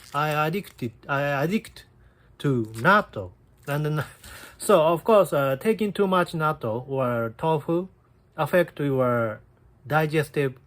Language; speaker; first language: English; non-native, learner; Japanese